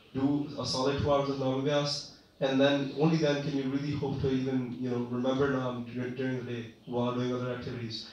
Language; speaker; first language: Punjabi; early bilingual, heritage; Punjabi